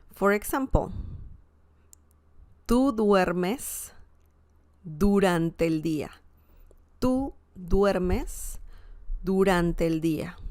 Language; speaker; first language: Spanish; non-native, fluent; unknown